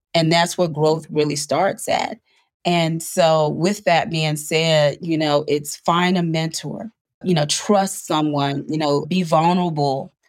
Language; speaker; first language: English; native; English